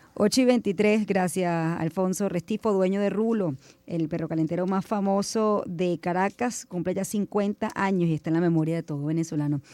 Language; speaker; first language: Spanish; native; Spanish